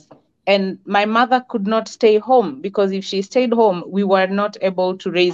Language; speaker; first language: English; non-native, local second language; Kamba